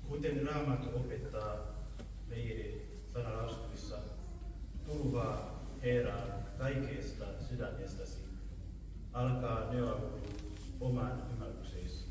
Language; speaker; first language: Finnish; non-native, fluent; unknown